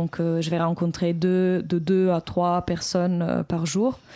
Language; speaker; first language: French; native; French